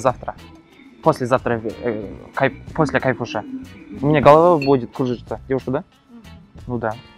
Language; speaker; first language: Russian; non-native, local second language; Kazakh